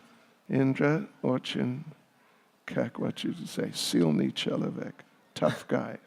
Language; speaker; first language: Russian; non-native, learner; English